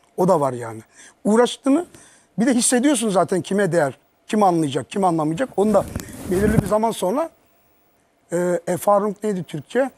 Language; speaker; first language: Turkish; early bilingual, heritage; Turkish